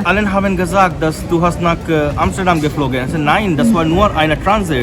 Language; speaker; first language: German; non-native, learner; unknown